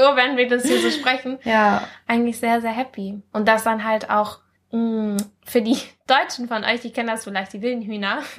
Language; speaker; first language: German; early bilingual, other home language; Spanish